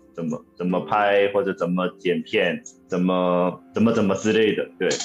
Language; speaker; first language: Chinese; non-native, fluent; Korean